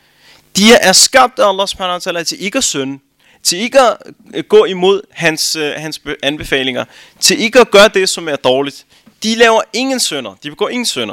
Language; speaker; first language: Danish; early bilingual, other home language; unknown